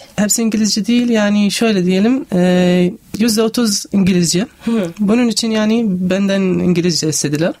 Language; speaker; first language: Turkish; non-native, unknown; Arabic